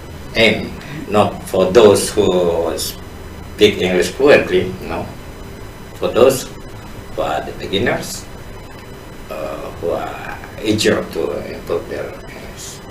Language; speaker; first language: English; non-native, fluent; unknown